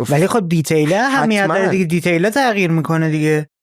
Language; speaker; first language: Persian; native; Persian